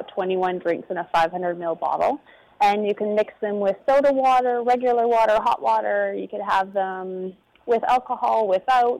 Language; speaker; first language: English; native; English